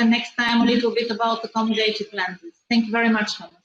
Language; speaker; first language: English; non-native, fluent; Bulgarian